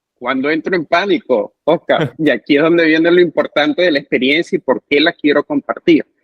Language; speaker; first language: Spanish; native; Spanish